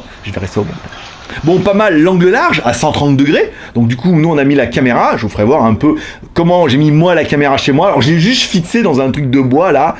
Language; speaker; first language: French; native; French